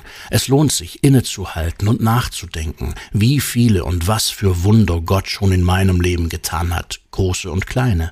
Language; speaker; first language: German; native; German